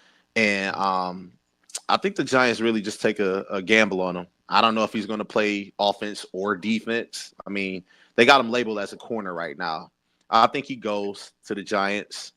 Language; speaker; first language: English; native; English